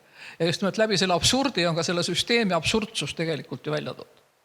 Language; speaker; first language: Estonian; native; Estonian